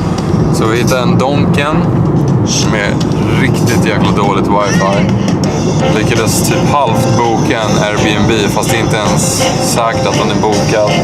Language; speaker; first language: Swedish; native; Swedish